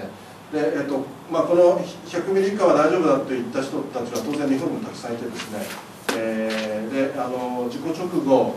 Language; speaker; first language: Japanese; native; Japanese